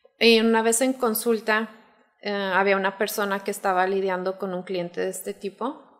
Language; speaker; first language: Spanish; native; Spanish